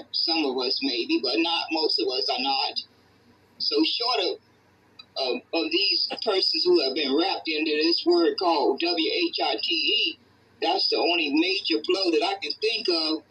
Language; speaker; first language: English; native; English